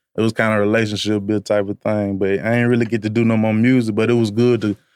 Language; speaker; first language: English; native; English